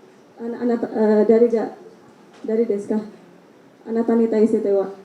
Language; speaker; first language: Japanese; non-native, learner; Indonesian